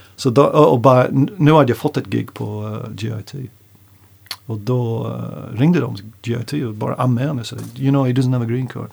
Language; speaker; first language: Swedish; non-native, fluent; English